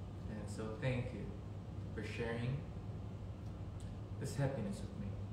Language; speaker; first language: English; early bilingual, other home language; Korean